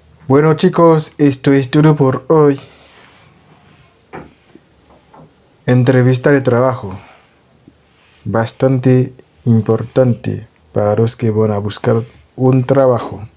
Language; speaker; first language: Spanish; non-native, fluent; Haitian Creole